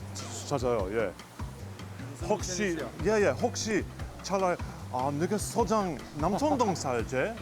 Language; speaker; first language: Korean; non-native, learner; English